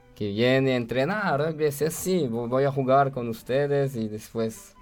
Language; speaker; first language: Spanish; non-native, fluent; French